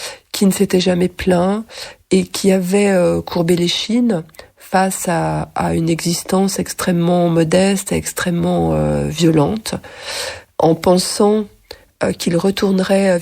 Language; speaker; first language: French; native; French